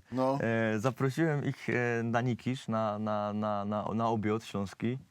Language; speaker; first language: Polish; native; Polish